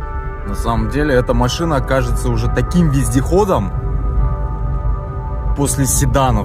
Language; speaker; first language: Russian; native; Russian